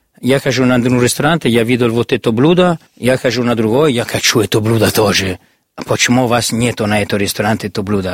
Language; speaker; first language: Russian; non-native, learner; Italian